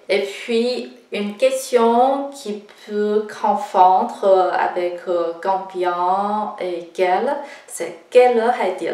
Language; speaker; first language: French; non-native, fluent; Chinese